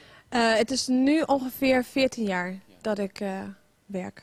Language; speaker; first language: Dutch; native; Dutch